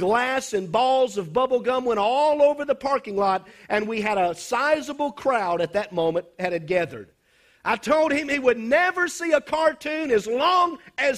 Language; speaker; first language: English; native; English